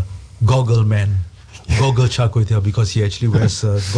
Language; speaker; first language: English; non-native, local second language; Tamil